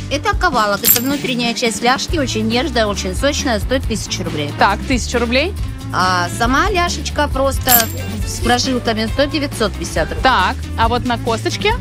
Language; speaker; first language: Russian; native; Russian